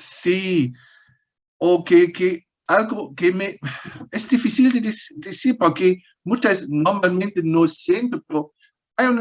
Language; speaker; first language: Spanish; non-native, fluent; German